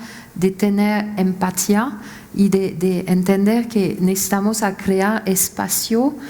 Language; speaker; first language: Spanish; non-native, fluent; French